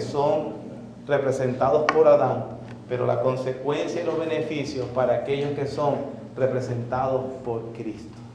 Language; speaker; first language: Spanish; native; Spanish